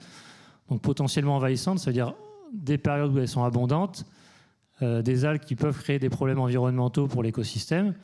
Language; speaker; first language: French; native; French